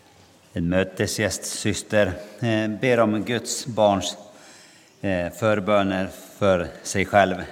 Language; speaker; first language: Swedish; non-native, local second language; Finnish